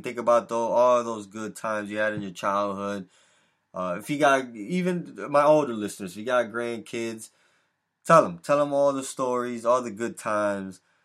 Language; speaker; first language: English; early bilingual, other home language; Spanish